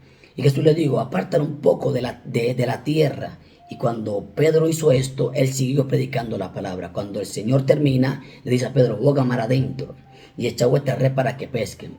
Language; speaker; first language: Spanish; native; Spanish